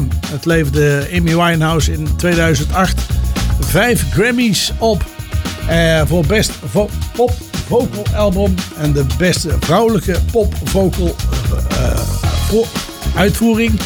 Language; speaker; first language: Dutch; native; Dutch